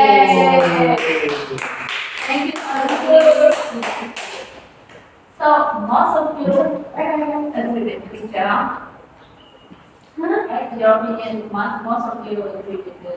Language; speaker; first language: English; non-native, fluent; Indonesian